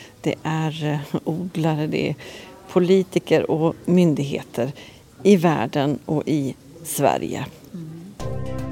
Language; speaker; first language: Swedish; native; Swedish